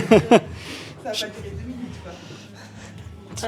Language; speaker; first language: French; native; French